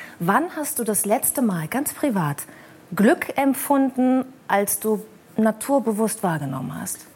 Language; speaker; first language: German; native; German